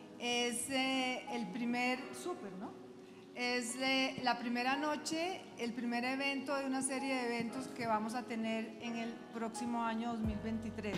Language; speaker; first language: Spanish; native; Spanish